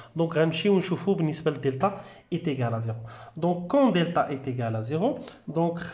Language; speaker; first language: French; non-native, local second language; Arabic